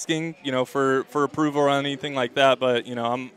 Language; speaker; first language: English; native; English